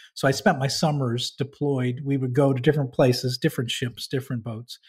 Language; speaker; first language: English; native; English